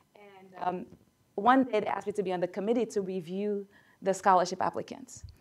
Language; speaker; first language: English; early bilingual, other home language; Haitian Creole